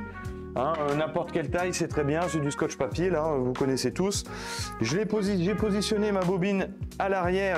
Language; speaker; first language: French; native; French